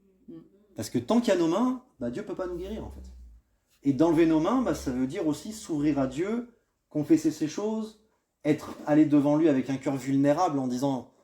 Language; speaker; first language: French; native; French